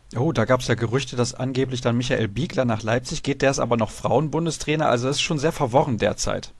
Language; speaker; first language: German; native; German